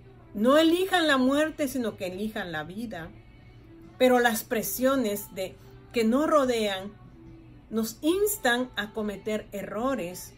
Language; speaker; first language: Spanish; native; Spanish